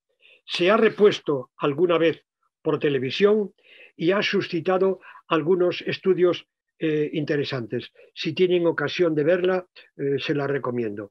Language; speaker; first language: Spanish; native; Spanish